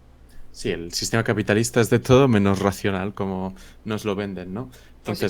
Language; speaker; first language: Spanish; native; Spanish